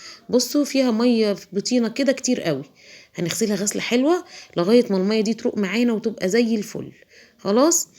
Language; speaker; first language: Arabic; native; Arabic